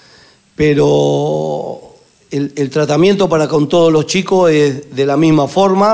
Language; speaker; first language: Spanish; native; Spanish